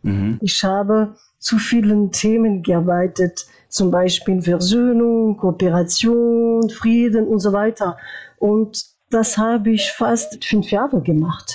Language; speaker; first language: German; non-native, fluent; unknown